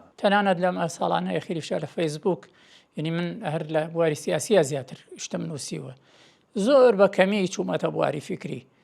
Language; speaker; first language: Central Kurdish; non-native, local second language; Gurani